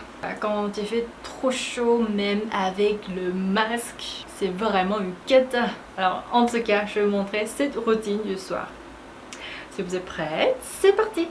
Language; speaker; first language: French; non-native, fluent; Korean